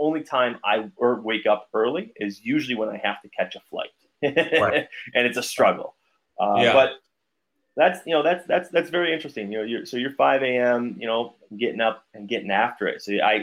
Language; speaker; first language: English; native; English